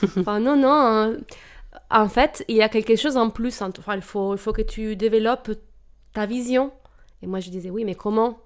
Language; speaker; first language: French; non-native, fluent; Italian